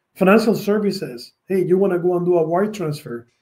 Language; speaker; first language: English; non-native, fluent; Spanish